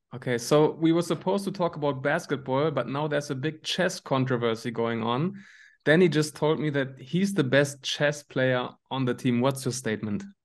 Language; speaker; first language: English; non-native, fluent; German